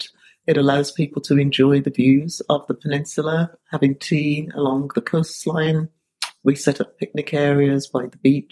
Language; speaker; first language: English; native; English